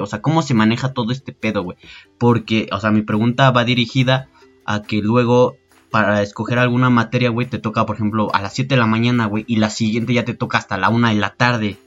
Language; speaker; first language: Spanish; native; Spanish